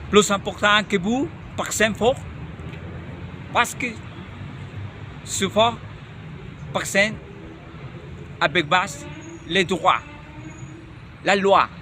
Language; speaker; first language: French; non-native, learner; Spanish